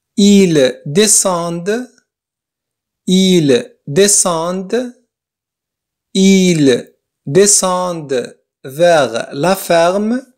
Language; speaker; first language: French; non-native, local second language; Arabic